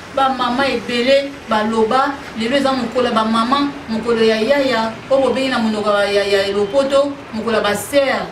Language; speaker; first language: Lingala; non-native, local second language; Kongo